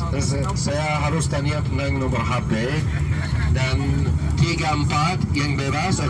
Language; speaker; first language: Indonesian; non-native, learner; Arabic